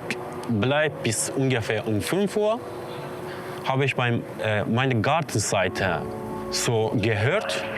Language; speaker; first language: German; non-native, learner; Kurdish